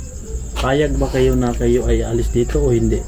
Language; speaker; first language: Filipino; non-native, local second language; Cebuano